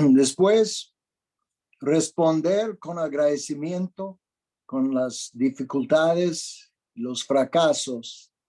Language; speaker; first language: Spanish; non-native, fluent; English